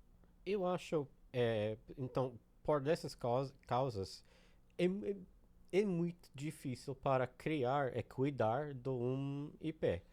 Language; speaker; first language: Portuguese; non-native, learner; English